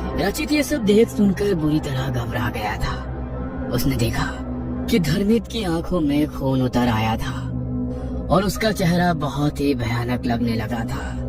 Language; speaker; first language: Hindi; native; Hindi